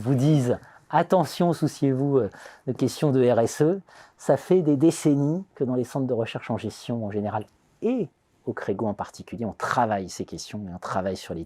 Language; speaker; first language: French; native; French